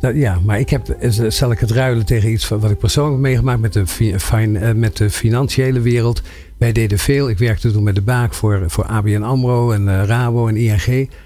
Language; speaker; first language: Dutch; native; Dutch